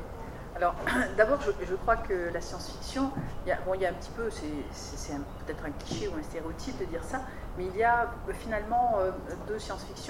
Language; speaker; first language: French; native; French